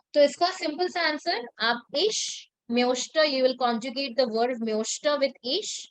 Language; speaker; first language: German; non-native, fluent; Hindi